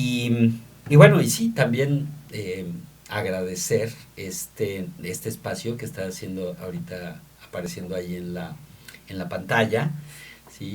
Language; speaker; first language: Spanish; native; Spanish